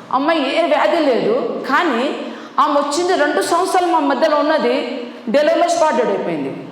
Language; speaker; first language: Telugu; non-native, local second language; Lambadi